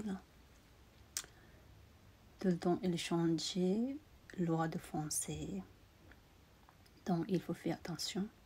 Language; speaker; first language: French; non-native, learner; Tibetan